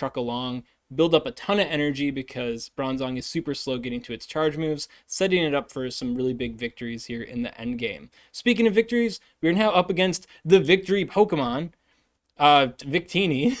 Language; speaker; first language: English; native; English